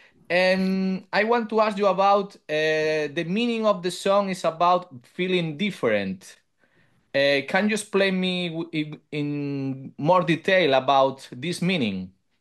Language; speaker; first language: English; non-native, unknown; Spanish